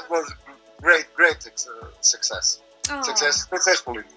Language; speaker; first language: English; non-native, learner; Croatian